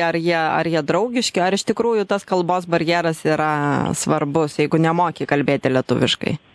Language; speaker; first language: Lithuanian; native; Lithuanian